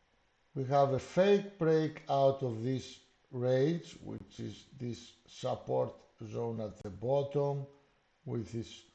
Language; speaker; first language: English; non-native, fluent; Greek